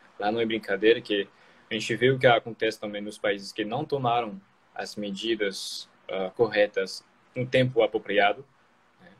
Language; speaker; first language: Portuguese; non-native, fluent; French